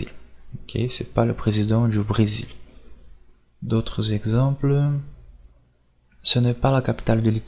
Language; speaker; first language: French; non-native, fluent; Portuguese